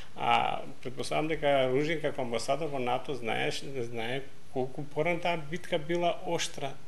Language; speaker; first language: Macedonian; non-native, local second language; Albanian